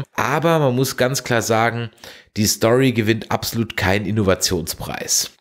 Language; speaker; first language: German; native; German